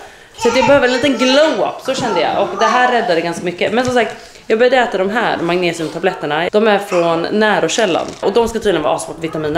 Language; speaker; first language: Swedish; native; Swedish